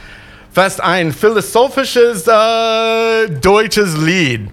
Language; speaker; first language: German; non-native, fluent; English